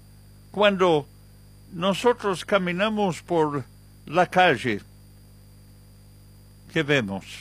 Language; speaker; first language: Spanish; non-native, fluent; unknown